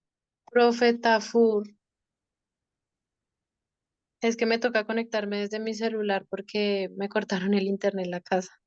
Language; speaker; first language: Spanish; native; Spanish